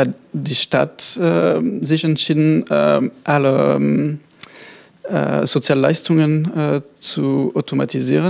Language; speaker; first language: German; non-native, fluent; French